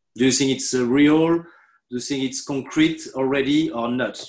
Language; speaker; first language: English; non-native, fluent; French